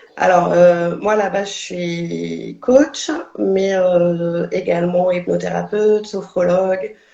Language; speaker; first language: French; native; French